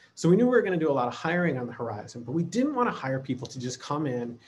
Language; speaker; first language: English; native; English